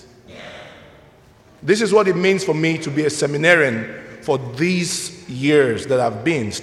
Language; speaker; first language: English; non-native, local second language; Igbo